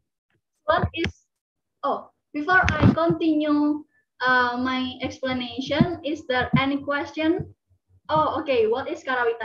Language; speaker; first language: English; non-native, fluent; Indonesian